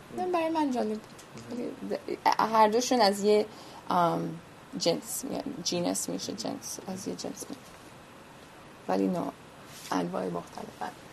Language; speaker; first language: Persian; early bilingual, heritage; Persian